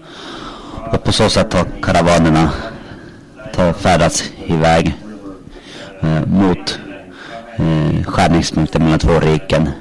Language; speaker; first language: Swedish; non-native, local second language; Finnish